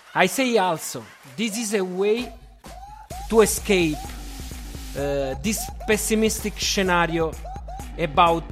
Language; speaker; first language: English; non-native, fluent; Italian